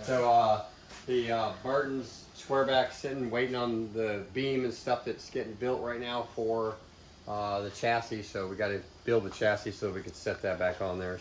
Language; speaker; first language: English; native; English